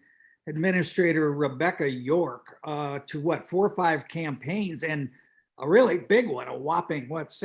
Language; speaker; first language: English; native; English